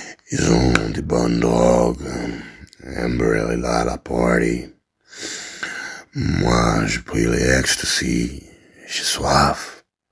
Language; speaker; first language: French; native; French